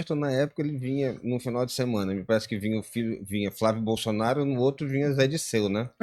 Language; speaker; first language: Portuguese; native; Portuguese